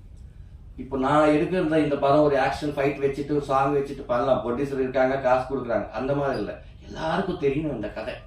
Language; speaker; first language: Tamil; non-native, learner; Telugu